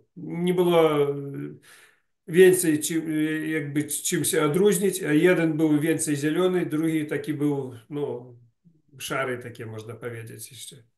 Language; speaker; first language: Polish; non-native, learner; Ukrainian